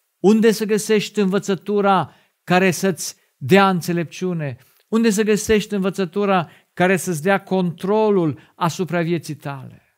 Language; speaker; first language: Romanian; non-native, fluent; German